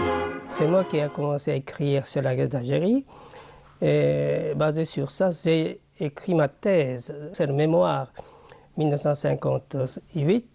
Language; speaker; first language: French; non-native, fluent; Japanese